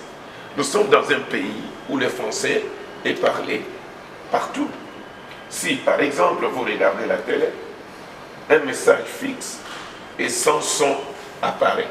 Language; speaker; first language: French; non-native, local second language; Lingala